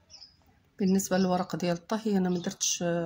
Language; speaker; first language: Arabic; native; Arabic